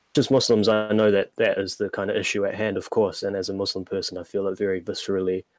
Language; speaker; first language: English; native; English